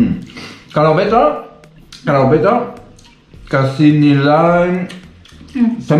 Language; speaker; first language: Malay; non-native, learner; Swiss German